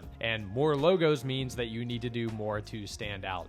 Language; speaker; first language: English; native; English